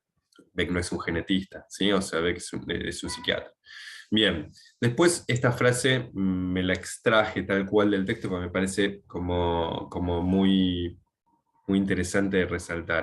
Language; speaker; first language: Spanish; native; Spanish